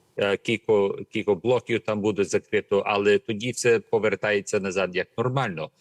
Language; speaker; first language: Ukrainian; early bilingual, heritage; Ukrainian